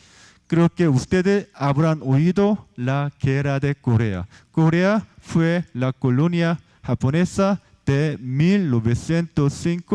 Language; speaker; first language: Spanish; non-native, fluent; Korean